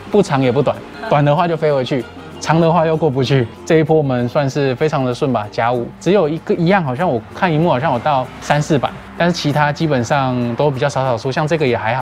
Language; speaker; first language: Chinese; native; Chinese